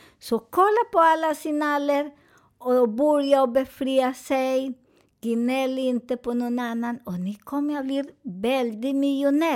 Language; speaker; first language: Swedish; non-native, fluent; Spanish